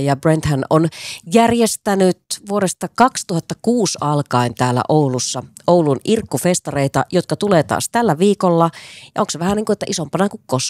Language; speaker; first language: Finnish; native; Finnish